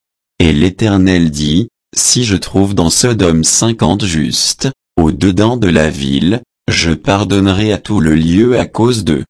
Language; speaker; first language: French; native; French